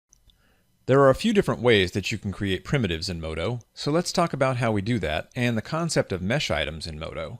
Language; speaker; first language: English; native; English